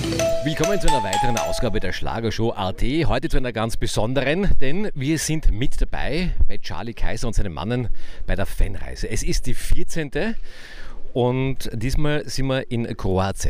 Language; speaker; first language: German; native; German